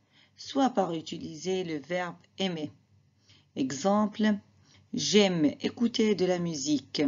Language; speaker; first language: French; non-native, fluent; Arabic